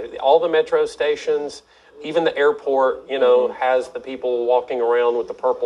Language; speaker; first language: English; native; English